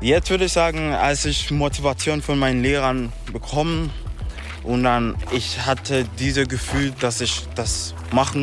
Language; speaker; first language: German; non-native, learner; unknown